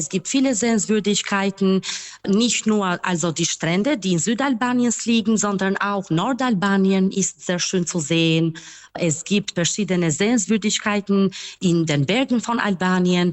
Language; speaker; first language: German; non-native, fluent; Albanian